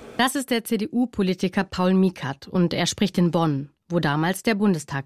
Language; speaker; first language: German; native; German